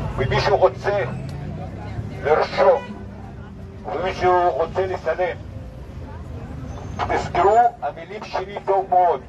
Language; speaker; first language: Hebrew; non-native, local second language; Arabic